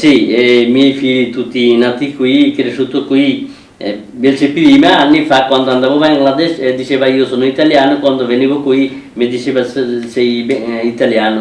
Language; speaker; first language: Italian; non-native, fluent; Bangla